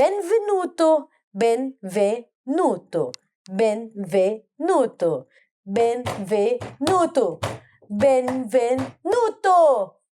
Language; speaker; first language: Italian; non-native, learner; Arabic